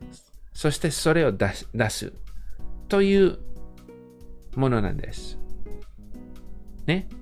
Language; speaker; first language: Japanese; non-native, fluent; English